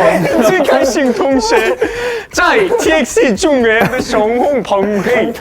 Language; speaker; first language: Chinese; non-native, learner; Korean